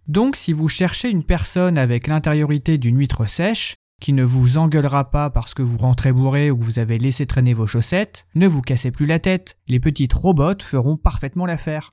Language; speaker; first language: French; native; French